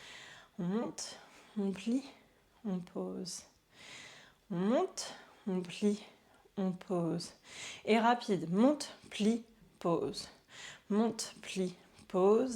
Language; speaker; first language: French; native; French